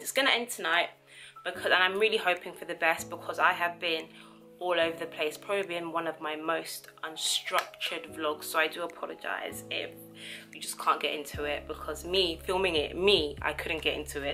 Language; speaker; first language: English; native; English